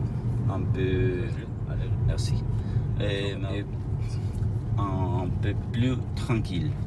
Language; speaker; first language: French; non-native, learner; Spanish